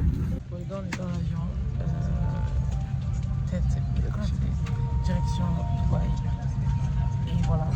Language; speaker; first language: French; native; French